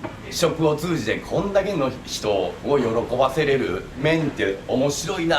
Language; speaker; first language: Japanese; native; Japanese